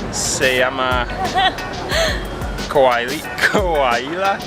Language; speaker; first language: Spanish; non-native, learner; English